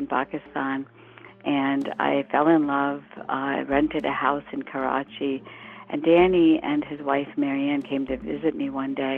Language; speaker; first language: English; early bilingual, other home language; Urdu